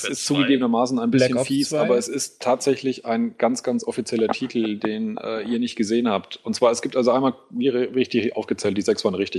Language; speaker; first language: German; native; German